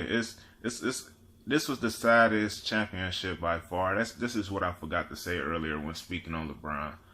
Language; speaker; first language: English; native; English